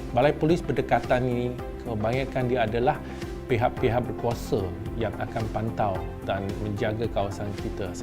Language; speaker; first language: Malay; non-native, local second language; Chinese